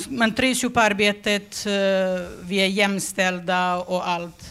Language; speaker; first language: Swedish; non-native, fluent; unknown